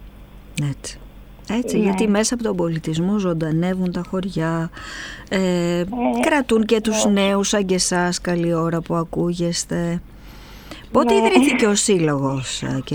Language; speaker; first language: Greek; native; Greek